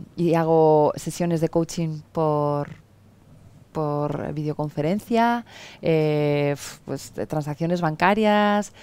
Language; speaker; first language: Spanish; native; Spanish